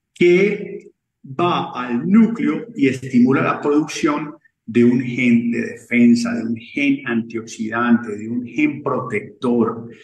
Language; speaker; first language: Spanish; native; Spanish